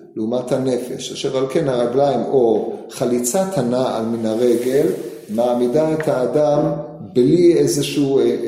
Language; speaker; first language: Hebrew; non-native, fluent; English